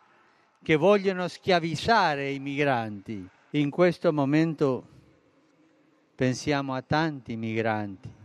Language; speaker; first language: Italian; non-native, fluent; Spanish